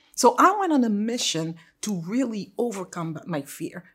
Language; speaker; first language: English; non-native, fluent; Haitian Creole